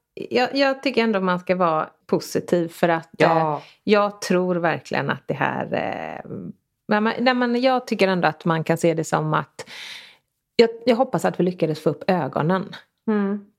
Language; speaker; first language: Swedish; native; Swedish